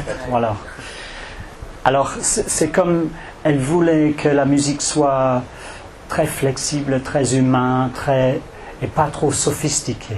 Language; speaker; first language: French; non-native, fluent; English